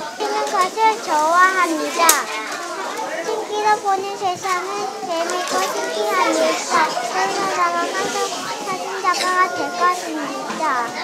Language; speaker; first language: Korean; early bilingual, heritage; Korean